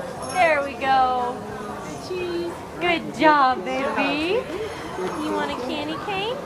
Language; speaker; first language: English; native; English